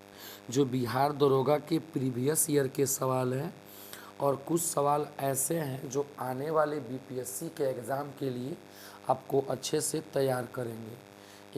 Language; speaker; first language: Hindi; native; Hindi